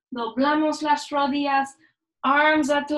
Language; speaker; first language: Spanish; non-native, learner; English